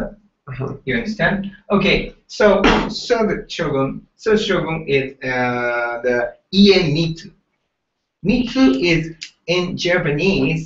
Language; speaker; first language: English; non-native, learner; Japanese